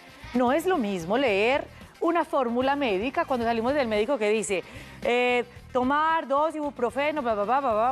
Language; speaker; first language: Spanish; native; Spanish